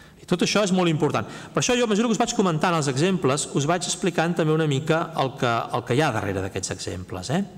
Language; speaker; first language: Catalan; native; Catalan